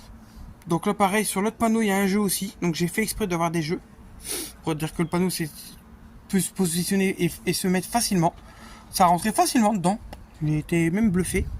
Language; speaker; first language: French; native; French